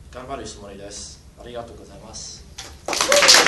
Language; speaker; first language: Japanese; non-native, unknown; Thai